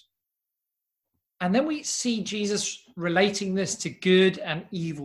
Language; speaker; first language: English; native; English